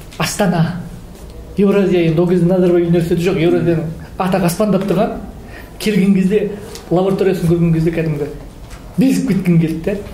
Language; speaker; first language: Kazakh; early bilingual, heritage; Kazakh